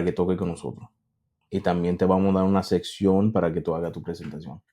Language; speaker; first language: Spanish; early bilingual, heritage; Spanish